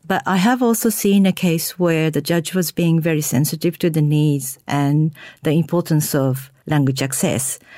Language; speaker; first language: English; non-native, fluent; Japanese